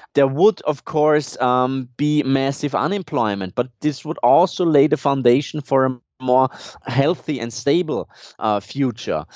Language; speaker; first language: English; non-native, fluent; German